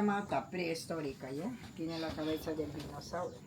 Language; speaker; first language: Spanish; native; Spanish